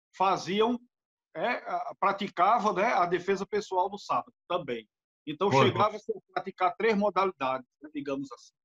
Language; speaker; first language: Portuguese; native; Portuguese